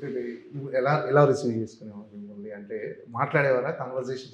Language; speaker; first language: Telugu; native; Telugu